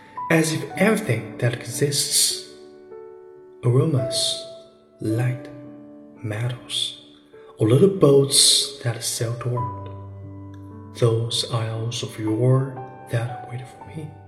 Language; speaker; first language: English; non-native, fluent; Chinese